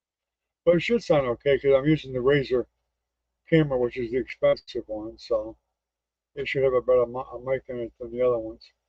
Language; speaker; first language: English; native; English